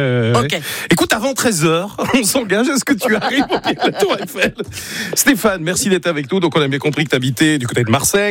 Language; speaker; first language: French; native; French